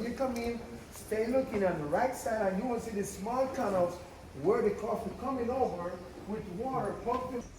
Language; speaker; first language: English; non-native, local second language; Spanish